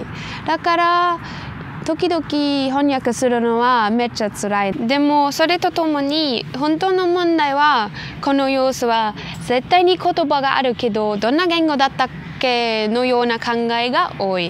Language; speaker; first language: Japanese; non-native, learner; German